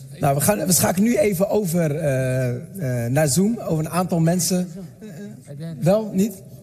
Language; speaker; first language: Dutch; native; Dutch